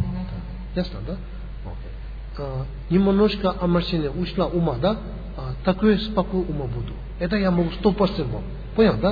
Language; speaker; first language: Russian; non-native, learner; Tibetan